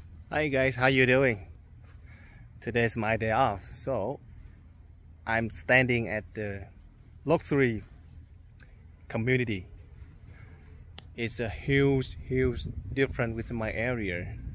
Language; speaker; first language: English; non-native, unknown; Vietnamese